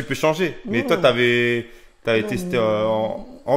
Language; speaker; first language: French; native; French